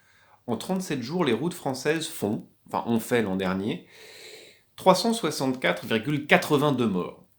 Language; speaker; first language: French; native; French